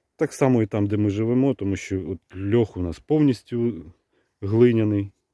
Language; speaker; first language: Ukrainian; native; Ukrainian